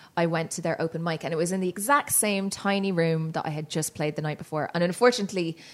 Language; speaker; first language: English; native; English